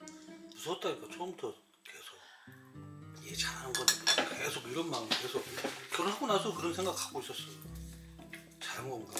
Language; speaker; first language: Korean; native; Korean